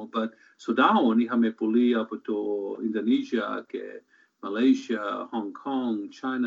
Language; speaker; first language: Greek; early bilingual, heritage; Greek